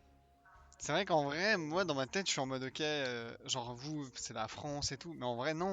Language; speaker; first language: French; native; French